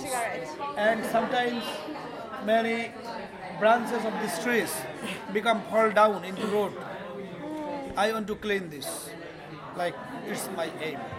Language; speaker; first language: English; non-native, learner; Bangla